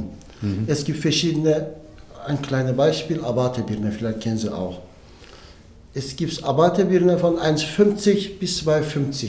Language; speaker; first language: German; non-native, learner; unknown